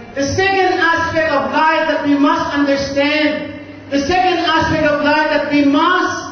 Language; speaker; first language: English; non-native, local second language; Filipino